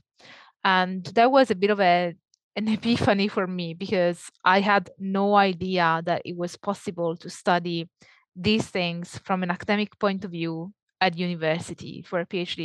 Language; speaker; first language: English; non-native, fluent; Italian